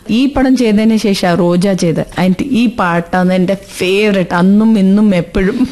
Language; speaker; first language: Malayalam; early bilingual, heritage; Malayalam